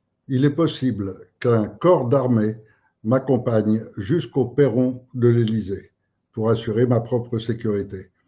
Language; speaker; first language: French; native; French